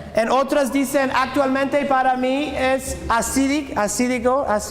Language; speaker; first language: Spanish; non-native, learner; English